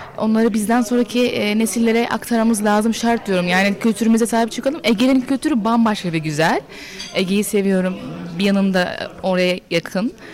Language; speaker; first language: Turkish; early bilingual, heritage; Turkish